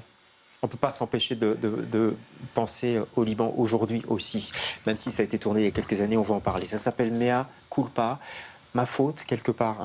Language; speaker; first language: French; native; French